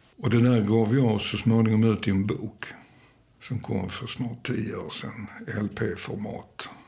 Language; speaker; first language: Swedish; early bilingual, other home language; Danish